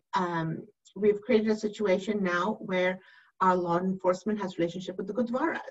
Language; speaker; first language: English; native; English